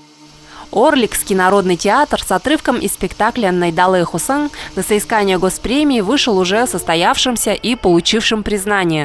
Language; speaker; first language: Russian; native; Russian